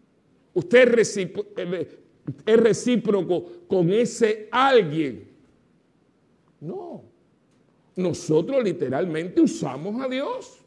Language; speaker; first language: Spanish; native; Spanish